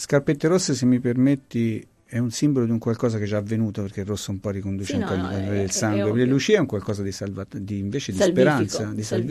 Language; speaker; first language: Italian; native; Italian